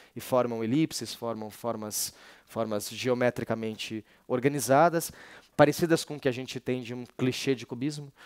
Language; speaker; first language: Portuguese; native; Portuguese